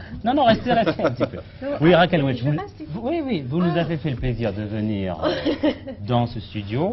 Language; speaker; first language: French; native; French